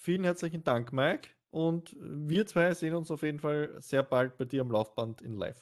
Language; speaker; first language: German; native; German